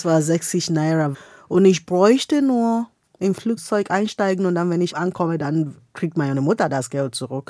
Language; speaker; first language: German; non-native, fluent; Igbo